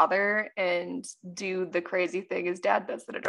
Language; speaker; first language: English; native; English